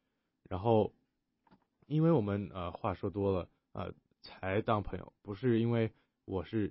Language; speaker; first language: Chinese; early bilingual, heritage; Chinese